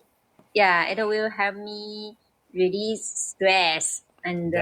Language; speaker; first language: English; non-native, learner; Chinese